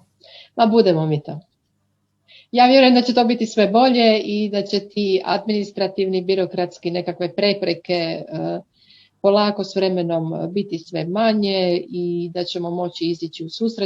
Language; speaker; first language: Croatian; native; Croatian